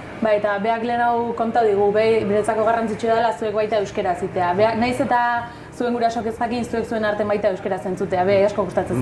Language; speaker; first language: Basque; native; Basque